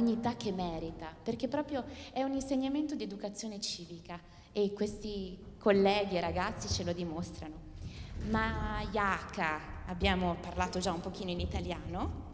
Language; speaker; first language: Italian; native; Italian